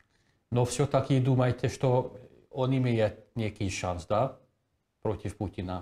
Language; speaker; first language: Russian; non-native, fluent; Hungarian